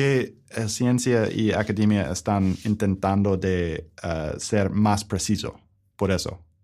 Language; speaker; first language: Spanish; non-native, learner; English